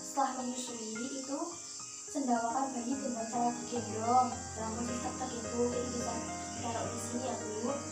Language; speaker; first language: Indonesian; native; Indonesian